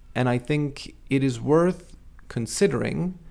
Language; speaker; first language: English; non-native, fluent; Czech